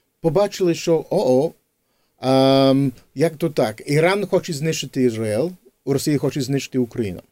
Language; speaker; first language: Ukrainian; early bilingual, heritage; English